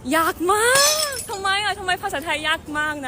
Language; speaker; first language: Thai; non-native, learner; Chinese